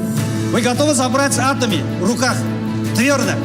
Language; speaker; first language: Russian; non-native, learner; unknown